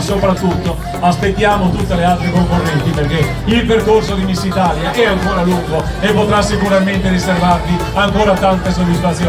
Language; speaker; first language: Italian; native; Italian